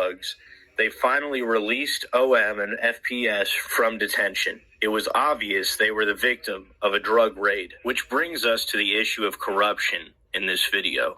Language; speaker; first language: English; native; English